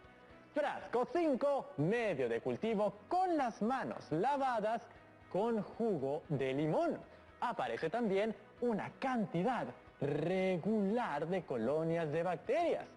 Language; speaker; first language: Spanish; native; Spanish